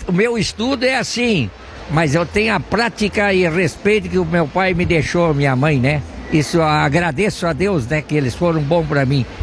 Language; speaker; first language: Portuguese; non-native, local second language; German